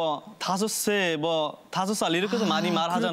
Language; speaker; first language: Korean; non-native, fluent; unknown